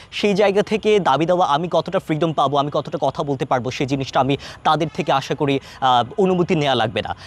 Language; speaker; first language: Bangla; non-native, local second language; Chakma